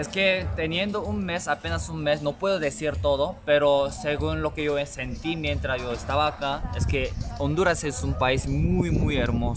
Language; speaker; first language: Spanish; non-native, local second language; Korean